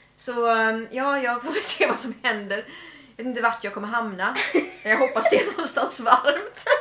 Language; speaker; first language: Swedish; native; Swedish